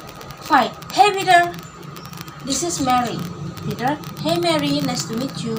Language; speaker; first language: English; non-native, learner; Indonesian